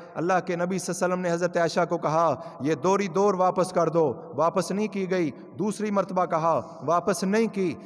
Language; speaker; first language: Urdu; non-native, local second language; Punjabi